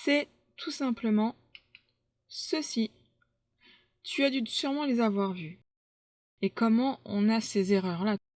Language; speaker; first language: French; native; French